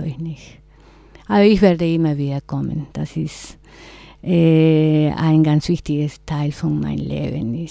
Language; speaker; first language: German; non-native, fluent; Spanish